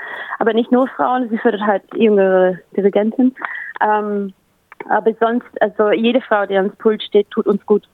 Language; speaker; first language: German; native; German